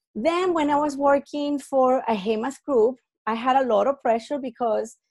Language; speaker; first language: English; non-native, fluent; Spanish